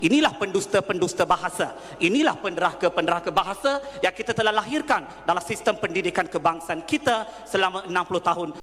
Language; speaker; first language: Malay; non-native, local second language; Tamil